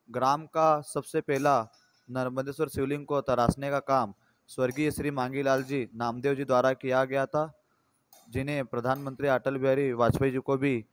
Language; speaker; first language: Hindi; native; Hindi